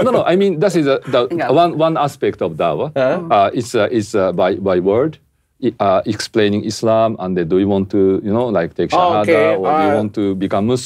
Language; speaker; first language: English; non-native, fluent; Japanese